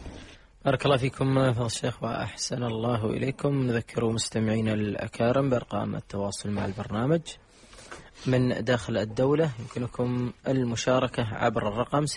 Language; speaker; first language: Arabic; native; Arabic